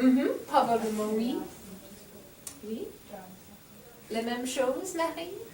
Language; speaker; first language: French; non-native, fluent; English